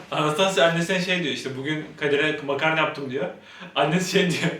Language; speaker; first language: Turkish; native; Turkish